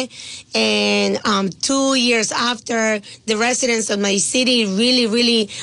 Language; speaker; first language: English; non-native, fluent; Spanish